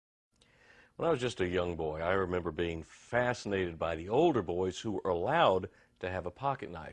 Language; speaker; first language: English; native; English